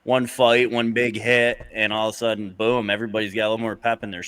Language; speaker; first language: English; native; English